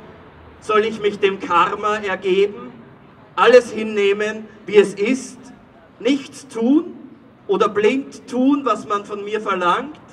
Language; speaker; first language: German; native; German